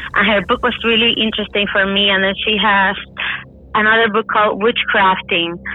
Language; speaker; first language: English; non-native, fluent; Spanish